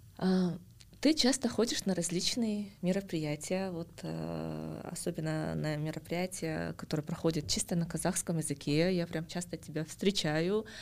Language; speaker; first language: Russian; non-native, local second language; Kazakh